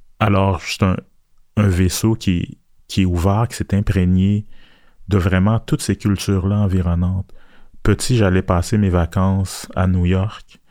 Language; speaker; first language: French; early bilingual, other home language; Haitian Creole